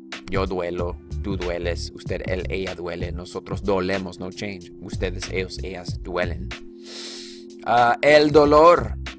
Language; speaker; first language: Spanish; non-native, fluent; English